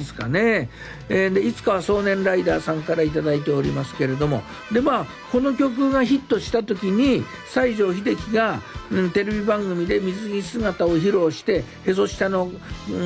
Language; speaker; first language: Japanese; native; Japanese